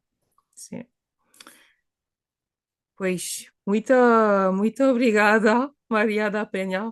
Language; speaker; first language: Portuguese; non-native, fluent; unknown